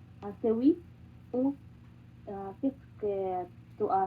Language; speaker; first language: French; non-native, learner; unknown